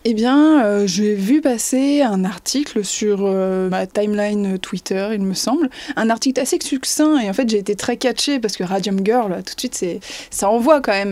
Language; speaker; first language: French; native; French